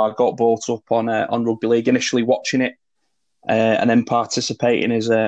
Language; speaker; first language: English; native; English